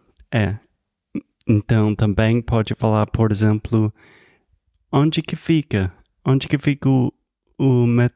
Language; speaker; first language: Portuguese; non-native, fluent; English